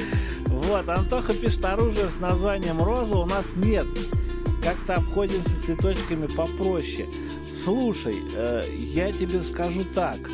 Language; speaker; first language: Russian; native; Russian